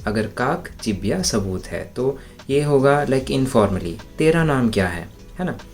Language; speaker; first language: Hindi; non-native, local second language; Malayalam